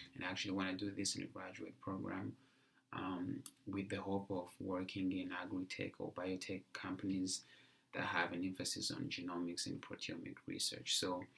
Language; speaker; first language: English; non-native, local second language; Kinyarwanda